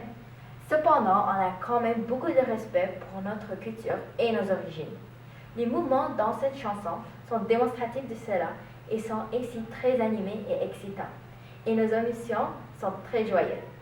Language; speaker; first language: French; non-native, learner; English